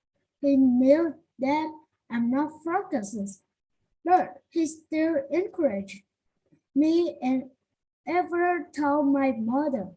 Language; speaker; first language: English; non-native, learner; Vietnamese